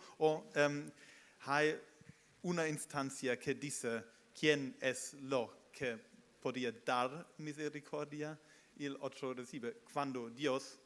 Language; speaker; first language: Spanish; non-native, fluent; German